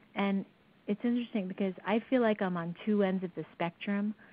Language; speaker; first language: English; native; English